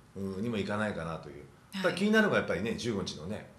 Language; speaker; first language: Japanese; native; Japanese